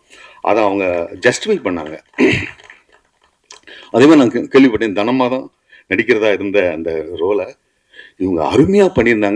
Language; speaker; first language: Tamil; native; Tamil